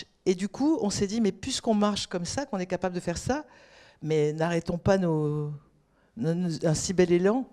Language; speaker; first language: French; native; French